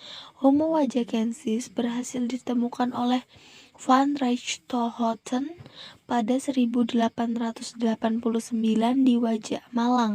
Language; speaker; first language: Indonesian; native; Indonesian